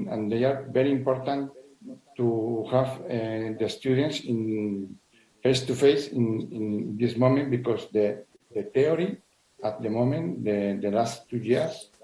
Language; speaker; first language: English; non-native, learner; Spanish